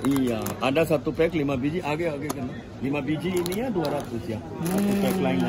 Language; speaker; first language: Indonesian; non-native, learner; Hindi